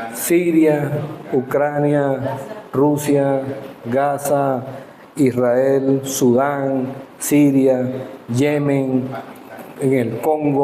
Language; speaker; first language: Spanish; native; Spanish